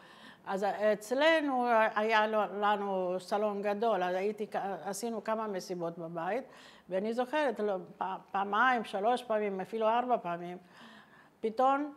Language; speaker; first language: Hebrew; non-native, fluent; Italian